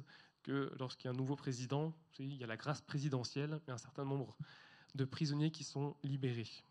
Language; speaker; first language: French; native; French